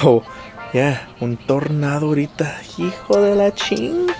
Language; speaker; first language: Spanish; early bilingual, other home language; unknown